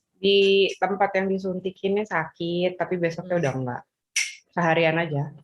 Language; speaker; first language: Indonesian; native; Indonesian